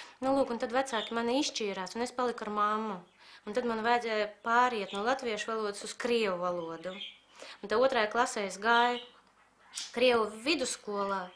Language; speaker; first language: Latvian; early bilingual, other home language; Russian